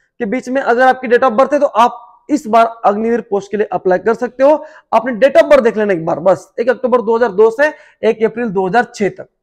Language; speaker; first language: Hindi; non-native, local second language; Marathi